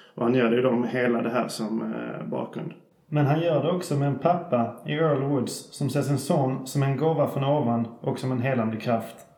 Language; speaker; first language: Swedish; native; Swedish